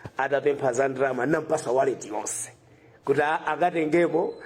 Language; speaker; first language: Nyanja; non-native, local second language; Tumbuka